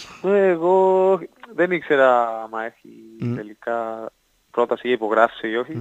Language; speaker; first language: Greek; non-native, learner; Spanish